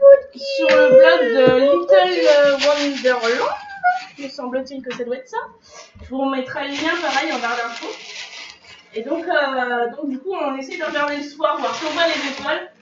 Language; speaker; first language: French; native; French